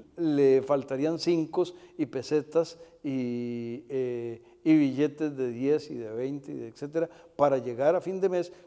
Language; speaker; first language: Spanish; native; Spanish